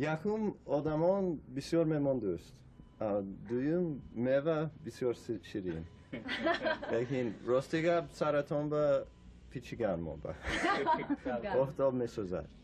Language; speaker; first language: Persian; non-native, learner; English